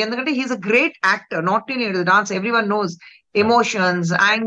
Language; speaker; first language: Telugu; non-native, fluent; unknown